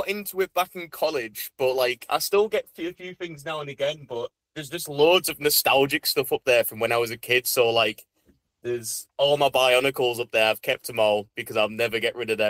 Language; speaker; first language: English; native; English